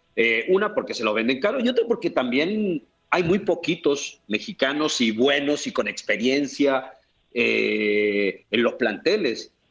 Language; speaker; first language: Spanish; native; Spanish